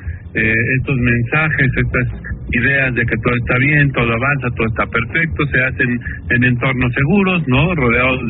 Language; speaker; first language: Spanish; native; Spanish